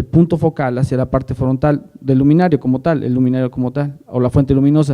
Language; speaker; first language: Spanish; native; Spanish